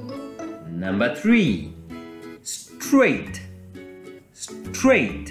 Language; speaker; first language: English; non-native, fluent; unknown